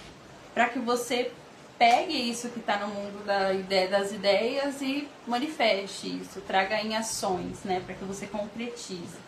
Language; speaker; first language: Portuguese; native; Portuguese